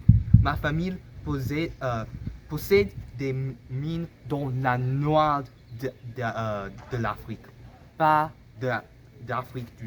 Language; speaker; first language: French; non-native, learner; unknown